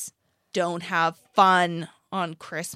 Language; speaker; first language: English; native; English